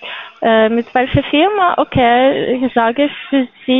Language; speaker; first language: German; non-native, learner; Lithuanian